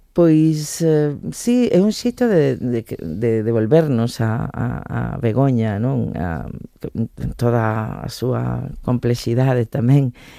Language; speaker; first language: Galician; native; Galician